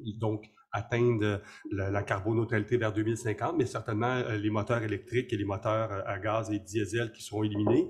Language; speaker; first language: French; native; French